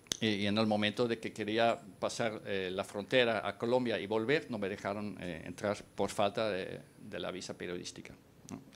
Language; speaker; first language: Spanish; non-native, fluent; Dutch